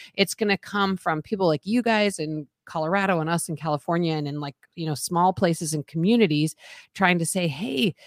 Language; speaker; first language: English; native; English